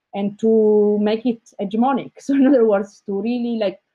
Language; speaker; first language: English; non-native, fluent; Italian